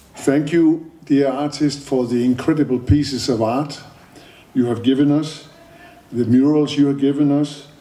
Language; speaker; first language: English; non-native, fluent; Danish